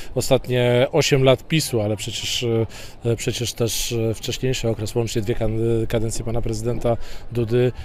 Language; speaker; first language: Polish; native; Polish